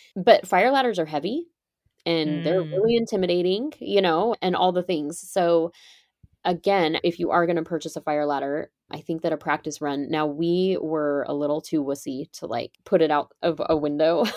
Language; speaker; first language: English; native; English